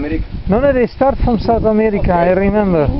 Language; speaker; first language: English; non-native, learner; Spanish